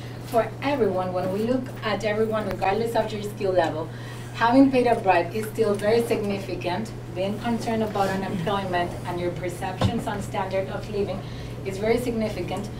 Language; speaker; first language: English; non-native, fluent; Spanish